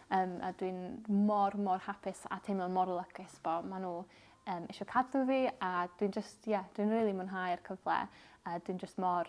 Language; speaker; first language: Welsh; non-native, local second language; English